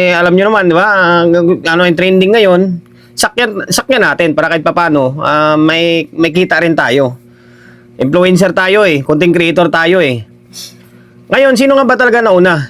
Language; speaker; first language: Filipino; non-native, local second language; Hiligaynon